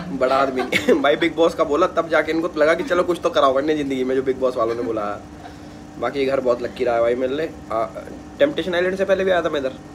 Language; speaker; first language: Hindi; native; Hindi